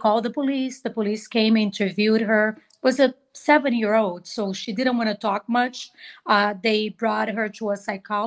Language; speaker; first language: English; non-native, fluent; Portuguese